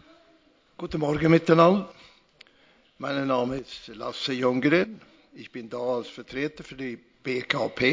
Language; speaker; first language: German; non-native, fluent; Swedish